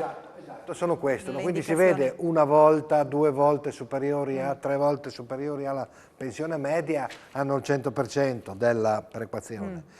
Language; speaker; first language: Italian; native; Italian